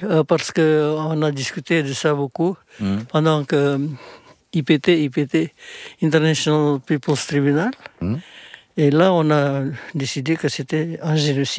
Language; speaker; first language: French; non-native, fluent; Indonesian